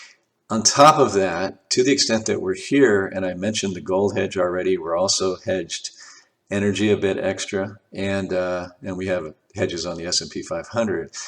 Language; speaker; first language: English; native; English